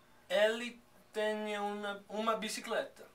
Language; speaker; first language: Portuguese; non-native, learner; English